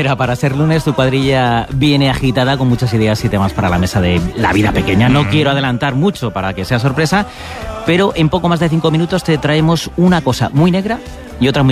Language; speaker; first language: Spanish; native; Spanish